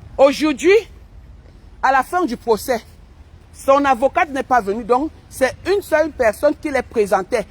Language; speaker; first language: French; non-native, local second language; Basaa